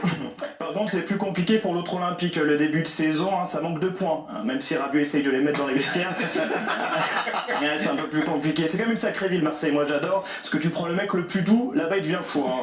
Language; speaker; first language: French; native; French